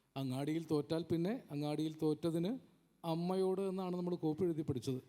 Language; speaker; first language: Malayalam; native; Malayalam